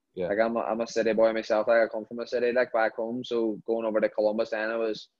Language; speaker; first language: English; native; English